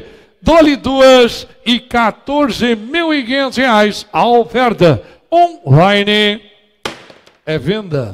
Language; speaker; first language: Portuguese; native; Portuguese